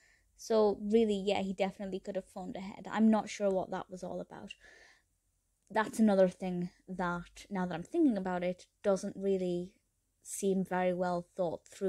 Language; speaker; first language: English; native; English